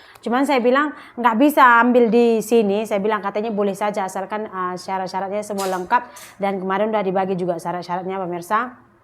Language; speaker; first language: Indonesian; native; Indonesian